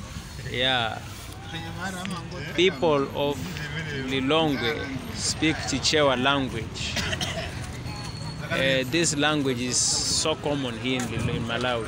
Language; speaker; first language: English; non-native, fluent; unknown